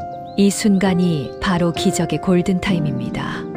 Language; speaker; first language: Korean; native; Korean